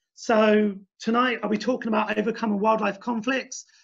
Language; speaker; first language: English; native; English